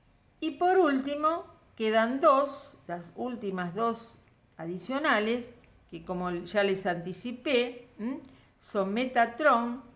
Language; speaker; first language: Spanish; native; Spanish